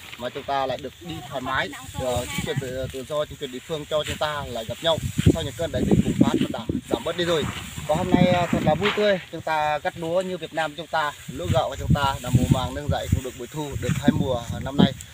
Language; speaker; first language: Vietnamese; non-native, local second language; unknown